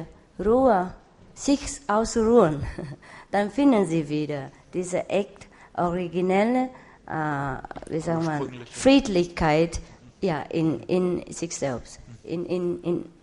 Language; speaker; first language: German; non-native, learner; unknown